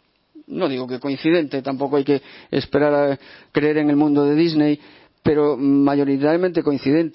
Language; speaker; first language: Spanish; native; Spanish